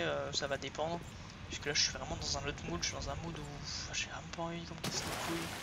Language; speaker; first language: French; native; French